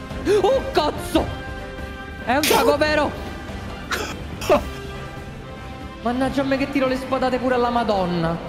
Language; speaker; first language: Italian; native; Italian